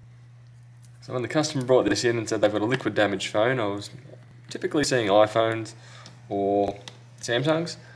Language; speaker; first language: English; native; English